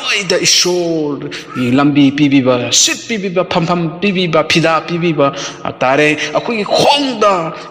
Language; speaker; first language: Manipuri; native; Manipuri